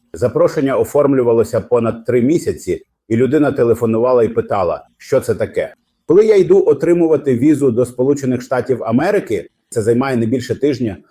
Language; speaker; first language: Ukrainian; non-native, fluent; Arabic